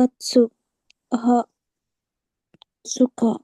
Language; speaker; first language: Japanese; non-native, learner; Sinhala